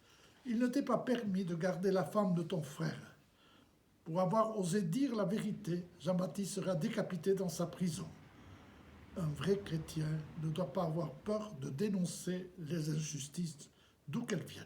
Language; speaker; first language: French; native; French